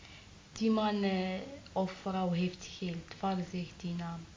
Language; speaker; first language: Dutch; non-native, learner; Arabic